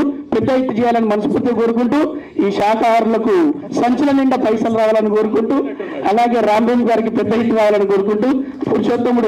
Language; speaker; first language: Telugu; native; Telugu